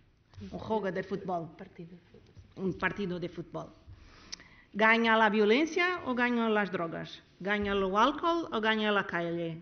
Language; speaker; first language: Spanish; non-native, learner; Portuguese